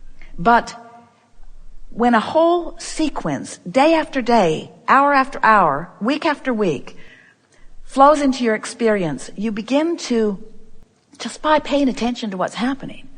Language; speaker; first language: English; native; English